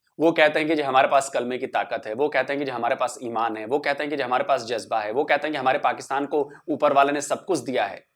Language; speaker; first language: Hindi; native; Hindi